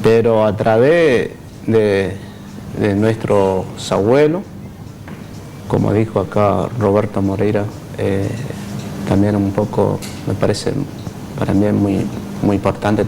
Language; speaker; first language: Spanish; non-native, local second language; Guarani